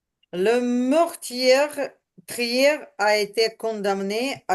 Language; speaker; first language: French; non-native, learner; Ukrainian